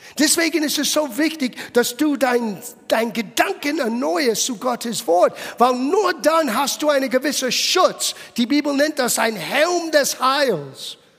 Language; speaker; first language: German; non-native, fluent; English